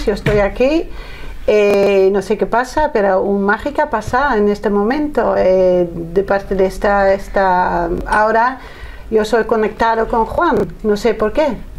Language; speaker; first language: Spanish; non-native, learner; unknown